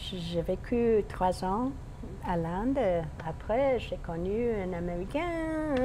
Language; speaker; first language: French; non-native, fluent; English